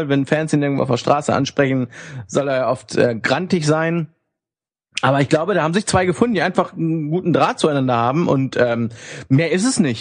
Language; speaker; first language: German; native; German